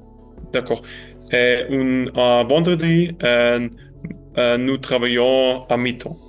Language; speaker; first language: French; non-native, learner; German